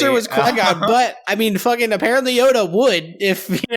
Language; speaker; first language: English; native; English